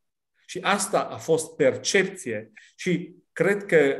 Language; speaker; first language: Romanian; non-native, fluent; Italian